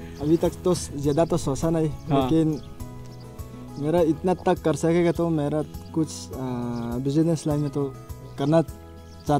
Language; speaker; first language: Hindi; non-native, local second language; Mizo